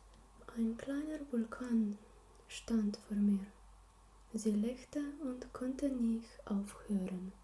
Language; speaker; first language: German; non-native, learner; Slovenian